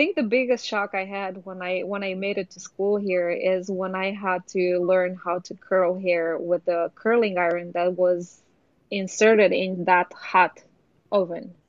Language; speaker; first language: English; non-native, fluent; Romanian